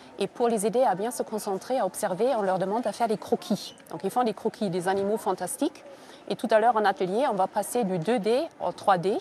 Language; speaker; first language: French; non-native, fluent; German